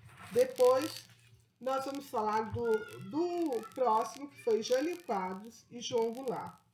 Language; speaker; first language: Portuguese; native; Portuguese